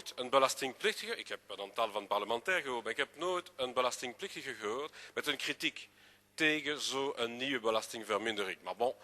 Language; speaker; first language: Dutch; non-native, local second language; French